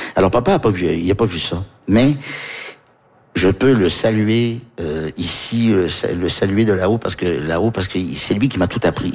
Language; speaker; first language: French; early bilingual, heritage; French